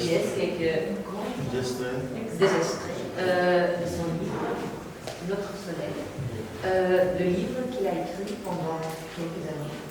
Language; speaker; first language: French; non-native, local second language; Dutch